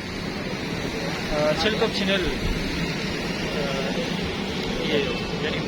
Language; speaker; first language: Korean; non-native, learner; Punjabi